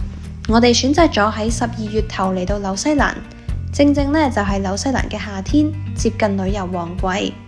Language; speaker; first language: Chinese; native; Chinese